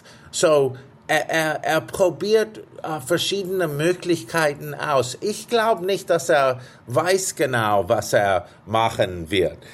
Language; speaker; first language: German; non-native, fluent; English